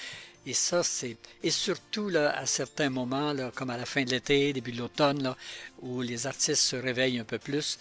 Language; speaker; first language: French; native; French